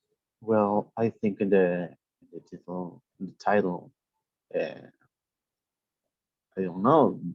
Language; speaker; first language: English; non-native, learner; Spanish